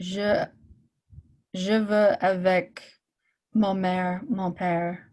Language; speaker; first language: French; non-native, learner; English